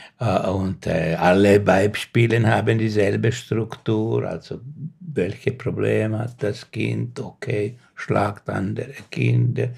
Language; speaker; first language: German; non-native, learner; Finnish